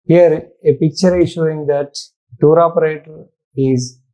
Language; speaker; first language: English; non-native, local second language; Telugu